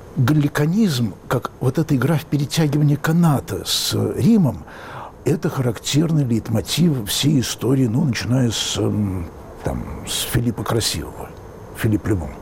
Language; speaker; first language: Russian; native; Russian